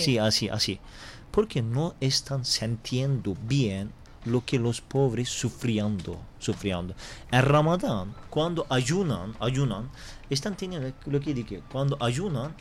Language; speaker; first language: Spanish; non-native, learner; Turkish